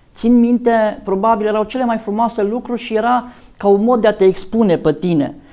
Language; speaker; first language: Romanian; native; Romanian